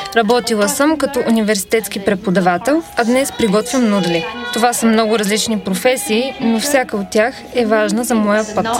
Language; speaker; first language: Bulgarian; non-native, fluent; Chinese